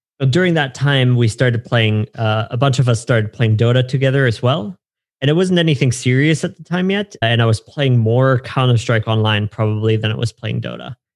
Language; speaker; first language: English; non-native, fluent; German